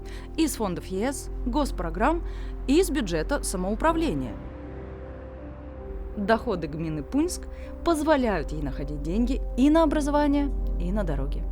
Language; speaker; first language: Russian; native; Russian